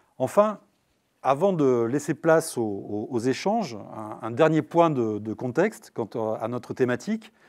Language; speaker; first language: French; native; French